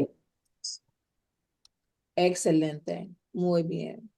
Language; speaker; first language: Spanish; non-native, fluent; English